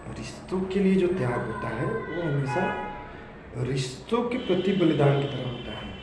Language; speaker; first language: Hindi; native; Hindi